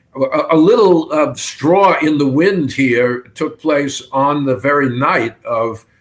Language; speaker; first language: English; native; English